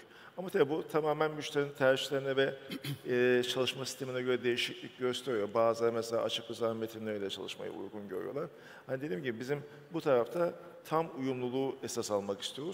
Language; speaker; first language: Turkish; native; Turkish